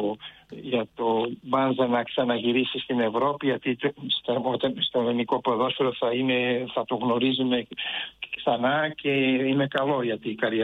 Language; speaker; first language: Greek; non-native, fluent; Portuguese